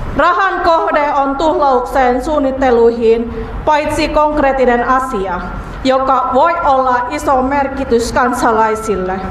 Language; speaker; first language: Finnish; non-native, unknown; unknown